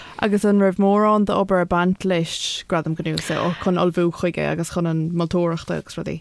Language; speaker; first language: Irish; non-native, local second language; English